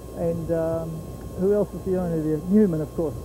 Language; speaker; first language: English; native; English